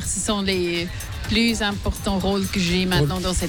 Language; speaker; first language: French; non-native, local second language; German